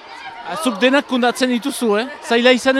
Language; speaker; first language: Basque; native; Basque